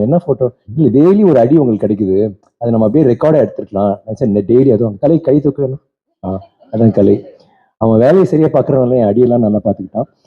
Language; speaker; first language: Tamil; native; Tamil